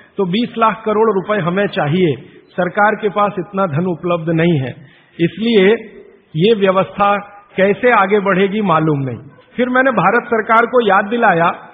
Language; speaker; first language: Hindi; native; Hindi